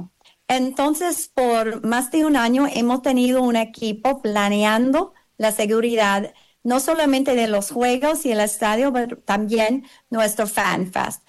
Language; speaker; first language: Spanish; non-native, learner; English